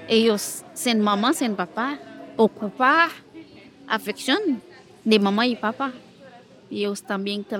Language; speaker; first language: Spanish; non-native, learner; Haitian Creole